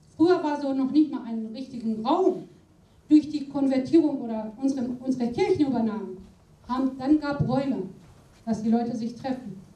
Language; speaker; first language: German; non-native, fluent; Aramaic